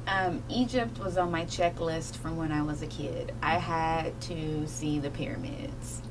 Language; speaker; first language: English; native; English